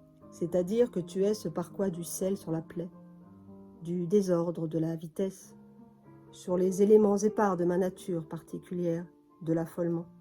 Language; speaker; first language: French; native; French